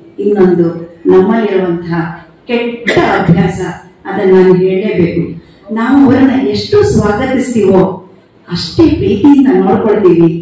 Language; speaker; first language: Kannada; non-native, local second language; Konkani